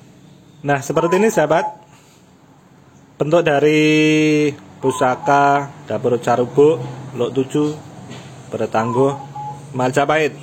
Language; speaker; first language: Indonesian; non-native, local second language; Javanese